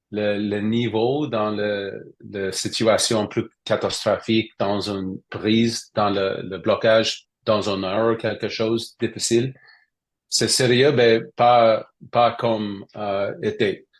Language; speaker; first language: French; non-native, learner; English